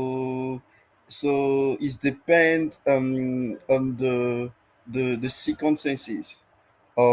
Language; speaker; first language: English; non-native, learner; French